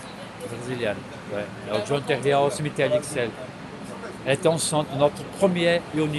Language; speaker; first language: French; non-native, fluent; Portuguese